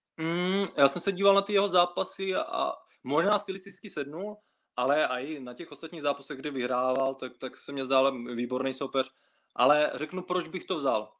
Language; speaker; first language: Czech; early bilingual, other home language; Russian